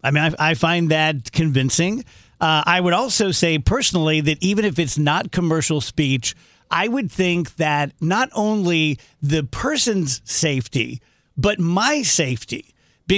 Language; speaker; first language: English; native; English